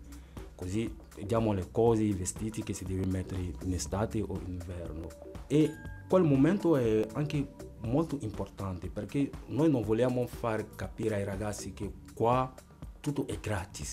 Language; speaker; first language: Italian; non-native, fluent; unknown